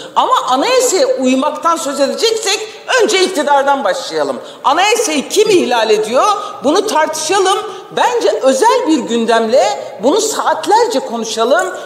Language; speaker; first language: Turkish; non-native, local second language; Kurdish